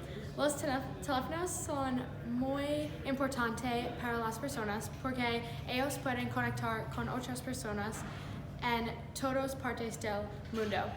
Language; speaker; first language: Spanish; non-native, learner; English